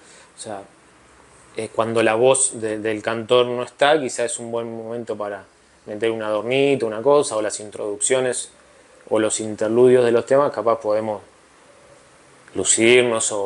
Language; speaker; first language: Spanish; native; Spanish